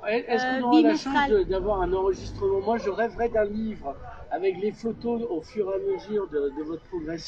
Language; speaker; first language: French; native; French